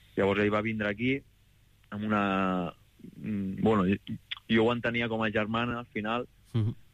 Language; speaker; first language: Catalan; native; Catalan